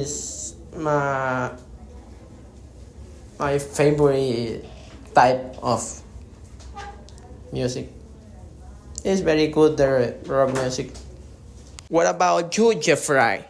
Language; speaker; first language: English; non-native, learner; Spanish